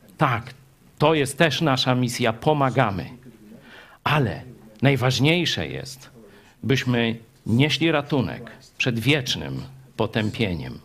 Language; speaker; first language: Polish; native; Polish